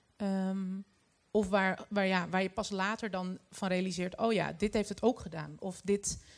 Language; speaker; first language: Dutch; early bilingual, other home language; Arabic